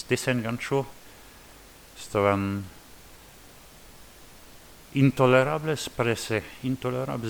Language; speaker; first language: Spanish; non-native, learner; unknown